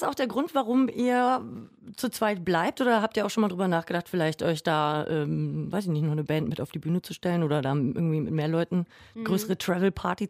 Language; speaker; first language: German; native; German